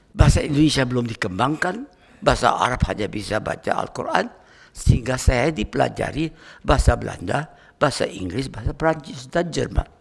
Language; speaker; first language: Indonesian; native; Indonesian